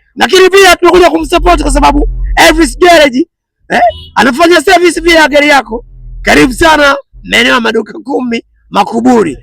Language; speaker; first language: Swahili; native; Swahili